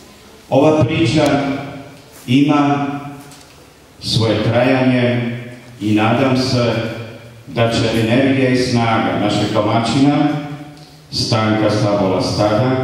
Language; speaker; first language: Croatian; native; Croatian